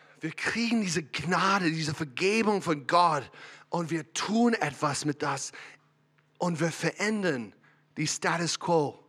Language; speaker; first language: German; non-native, learner; English